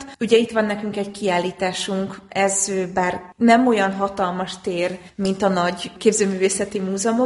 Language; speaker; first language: Hungarian; native; Hungarian